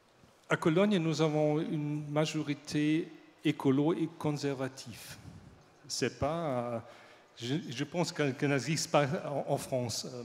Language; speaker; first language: French; non-native, learner; German